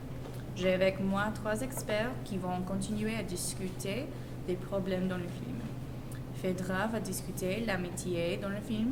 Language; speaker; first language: French; non-native, learner; English